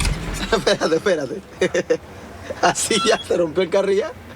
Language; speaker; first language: Spanish; native; Spanish